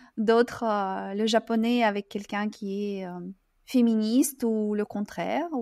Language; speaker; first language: French; non-native, fluent; Russian